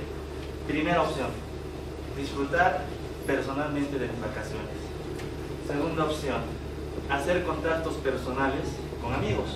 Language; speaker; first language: Spanish; native; Spanish